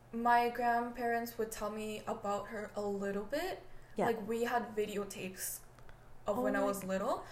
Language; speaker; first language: English; native; English